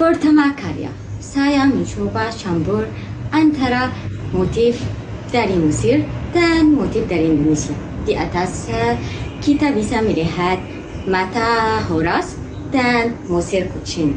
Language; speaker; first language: Indonesian; non-native, learner; Arabic